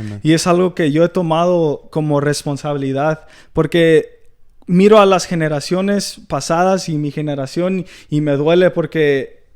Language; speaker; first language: Spanish; early bilingual, heritage; Spanish